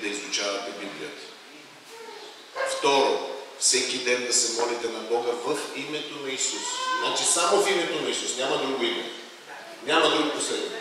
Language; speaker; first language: Bulgarian; native; Bulgarian